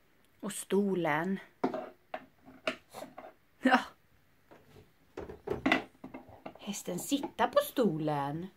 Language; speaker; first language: Swedish; native; Swedish